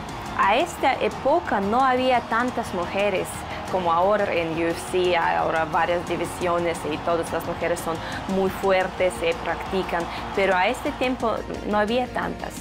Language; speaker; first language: Spanish; non-native, fluent; Russian